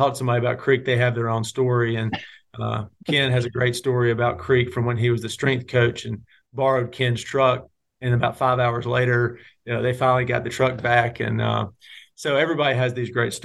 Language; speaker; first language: English; native; English